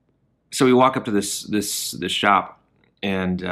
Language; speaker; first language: English; native; English